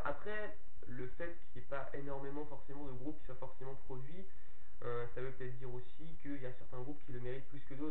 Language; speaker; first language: French; native; French